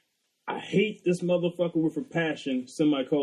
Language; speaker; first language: English; native; English